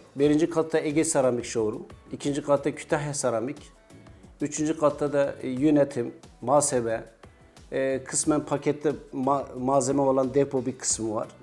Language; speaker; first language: Turkish; native; Turkish